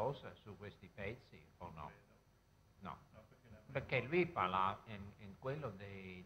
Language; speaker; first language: Italian; non-native, fluent; English